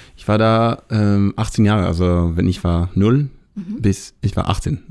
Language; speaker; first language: German; non-native, learner; Hebrew